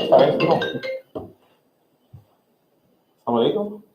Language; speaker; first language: Arabic; non-native, fluent; English